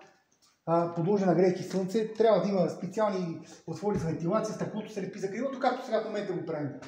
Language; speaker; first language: Bulgarian; native; Bulgarian